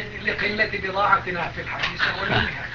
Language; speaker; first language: Arabic; non-native, fluent; Turkish